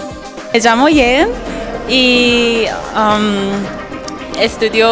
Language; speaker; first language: Spanish; non-native, learner; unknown